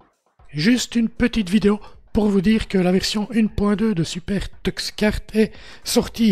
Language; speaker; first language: French; native; French